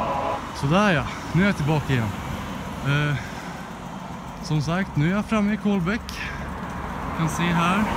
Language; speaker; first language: Swedish; native; Swedish